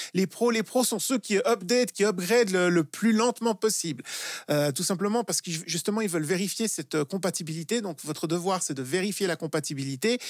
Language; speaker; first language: French; native; French